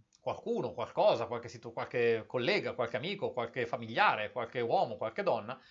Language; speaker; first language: Italian; native; Italian